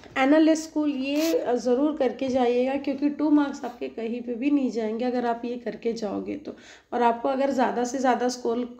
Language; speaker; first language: Hindi; non-native, local second language; Marathi